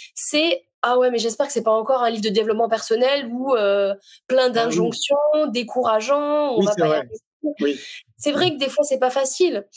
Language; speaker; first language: French; native; French